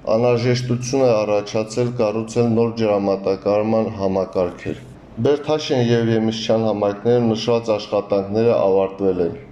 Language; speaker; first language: Armenian; native; Armenian